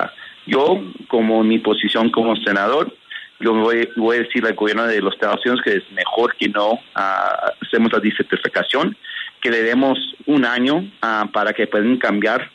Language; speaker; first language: Spanish; early bilingual, heritage; Spanish